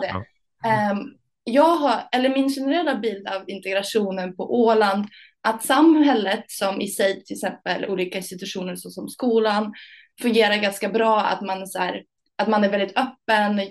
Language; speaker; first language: Swedish; early bilingual, other home language; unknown